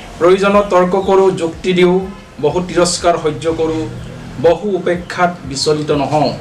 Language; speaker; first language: Assamese; non-native, local second language; Mising